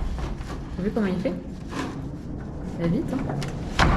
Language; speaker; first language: French; native; French